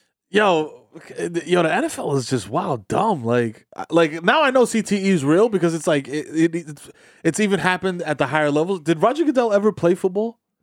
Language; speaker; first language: English; early bilingual, other home language; Spanish